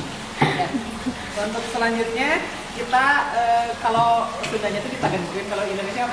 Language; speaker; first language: Indonesian; native; Indonesian